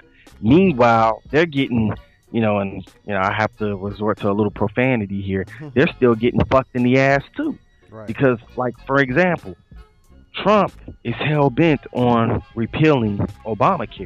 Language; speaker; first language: English; native; English